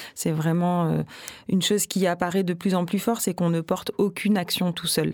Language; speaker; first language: French; native; French